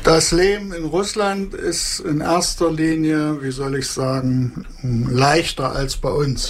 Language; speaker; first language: German; native; German